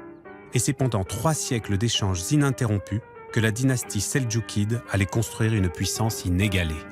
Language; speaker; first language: French; native; French